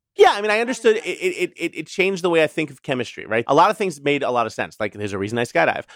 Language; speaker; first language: English; native; English